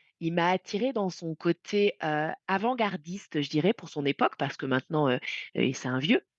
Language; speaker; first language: French; native; French